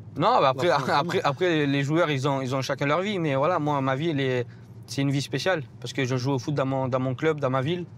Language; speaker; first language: French; native; French